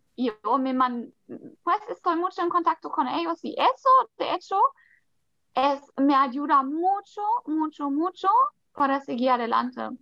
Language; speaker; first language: Spanish; non-native, fluent; German